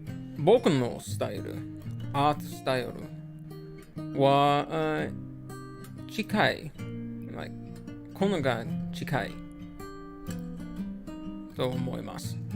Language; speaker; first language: Japanese; non-native, learner; English